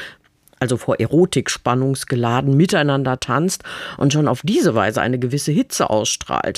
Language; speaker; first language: German; native; German